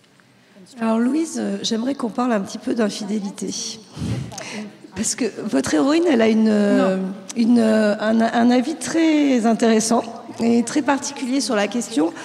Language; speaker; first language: French; native; French